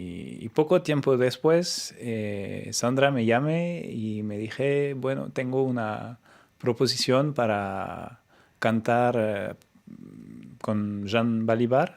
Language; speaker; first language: Spanish; non-native, fluent; French